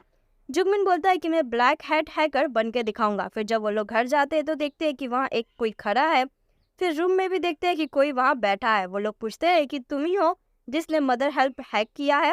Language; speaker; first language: Hindi; native; Hindi